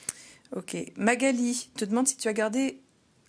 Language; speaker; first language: French; native; French